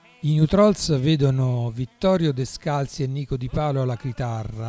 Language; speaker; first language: Italian; native; Italian